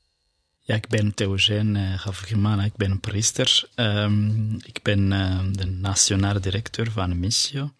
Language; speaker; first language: Dutch; non-native, fluent; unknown